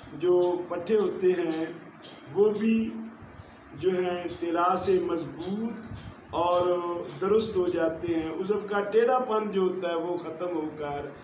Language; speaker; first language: Urdu; non-native, local second language; Punjabi